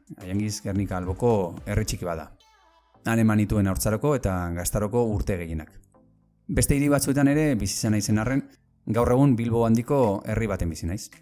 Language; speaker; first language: Basque; native; Basque